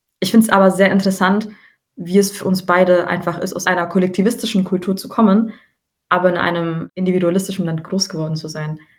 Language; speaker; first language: German; early bilingual, other home language; Tigrinya